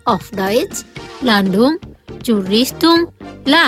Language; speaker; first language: German; non-native, fluent; Indonesian